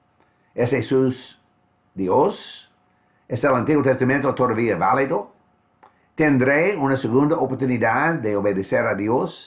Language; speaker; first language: Spanish; non-native, fluent; English